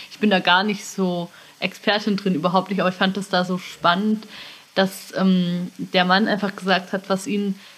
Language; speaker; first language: German; native; German